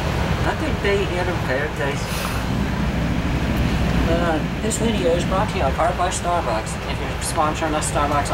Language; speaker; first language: English; native; English